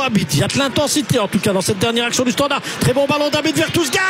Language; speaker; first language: French; native; French